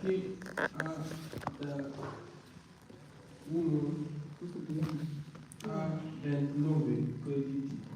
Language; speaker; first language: Italian; non-native, learner; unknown